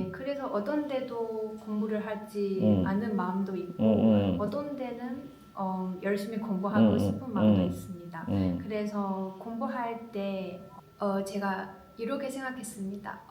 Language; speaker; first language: Korean; non-native, learner; Chinese